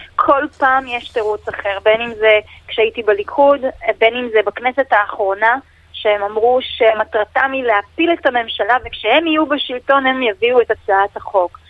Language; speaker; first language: Hebrew; native; Hebrew